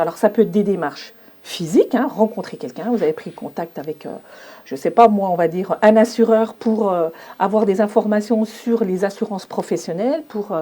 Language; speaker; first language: French; native; French